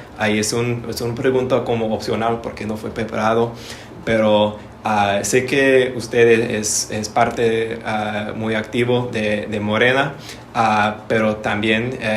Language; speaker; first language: Spanish; non-native, learner; English